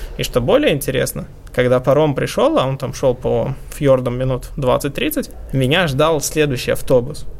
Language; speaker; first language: Russian; native; Russian